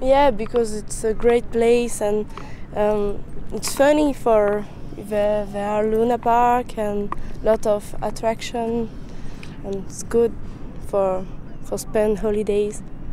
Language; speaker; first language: English; non-native, learner; French